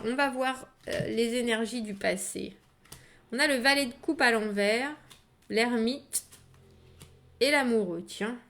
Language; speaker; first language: French; native; French